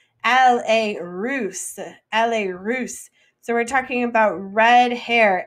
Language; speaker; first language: French; non-native, fluent; English